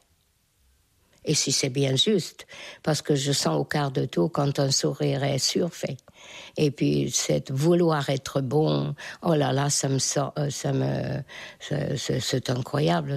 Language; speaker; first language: French; non-native, fluent; Hungarian